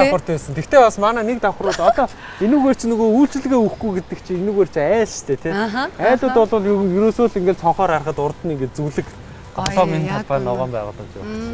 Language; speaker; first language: Mongolian; native; Mongolian